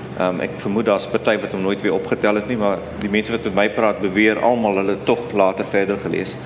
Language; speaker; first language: Afrikaans; native; Afrikaans